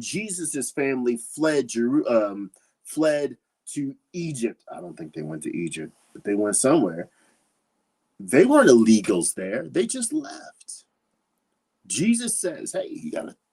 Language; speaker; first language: English; native; English